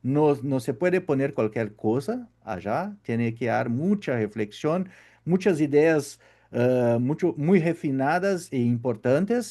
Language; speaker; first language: Spanish; non-native, fluent; Portuguese